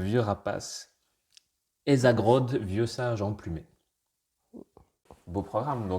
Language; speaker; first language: French; native; French